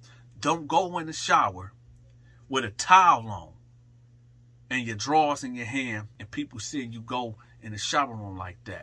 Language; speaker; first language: English; native; English